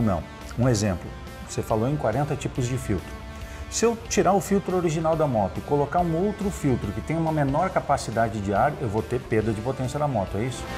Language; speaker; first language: Portuguese; native; Portuguese